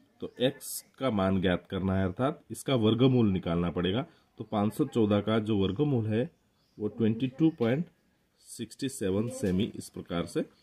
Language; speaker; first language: Hindi; non-native, local second language; Marathi